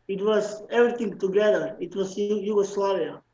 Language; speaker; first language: English; non-native, learner; Slovenian